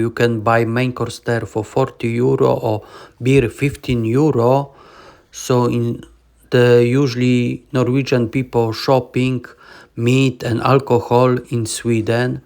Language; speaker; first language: English; non-native, learner; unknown